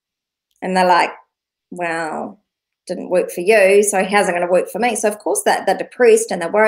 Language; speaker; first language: English; native; English